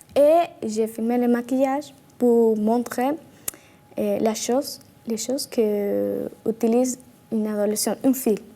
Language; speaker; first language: French; non-native, learner; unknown